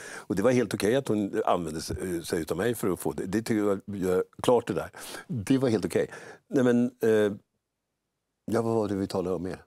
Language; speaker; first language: Swedish; native; Swedish